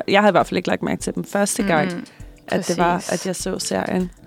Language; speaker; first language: Danish; native; Danish